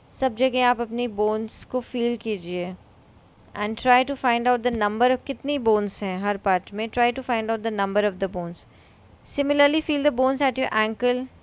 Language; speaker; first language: Hindi; native; Hindi